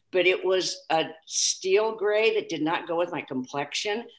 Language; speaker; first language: English; native; English